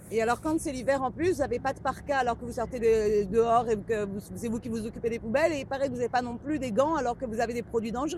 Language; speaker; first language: French; native; French